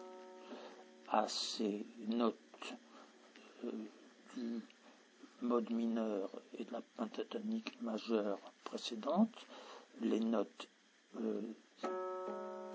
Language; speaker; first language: French; native; French